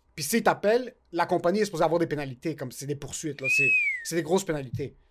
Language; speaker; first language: French; native; French